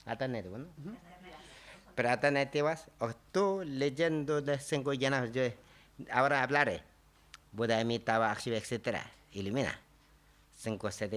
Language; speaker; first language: Spanish; non-native, learner; Tibetan